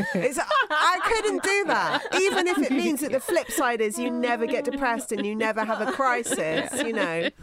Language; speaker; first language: English; native; English